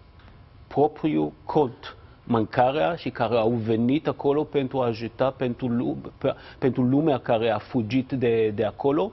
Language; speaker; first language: Romanian; non-native, fluent; Hebrew